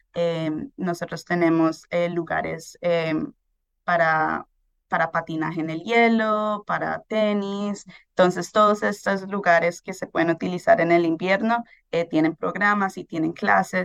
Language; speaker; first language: Spanish; early bilingual, heritage; Spanish